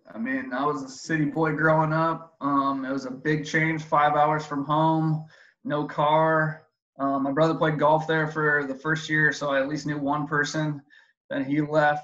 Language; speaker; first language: English; native; English